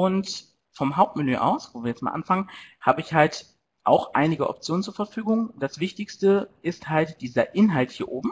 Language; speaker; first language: German; native; German